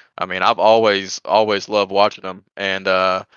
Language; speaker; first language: English; native; English